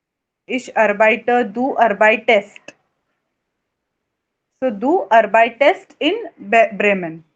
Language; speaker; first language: German; non-native, fluent; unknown